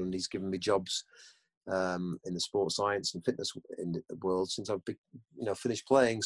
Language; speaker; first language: English; native; English